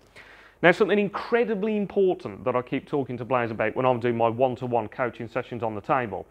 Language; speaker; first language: English; native; English